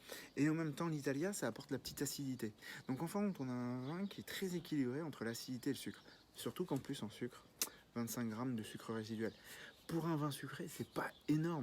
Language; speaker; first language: French; native; French